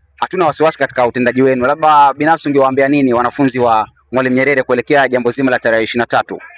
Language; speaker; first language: Swahili; native; Swahili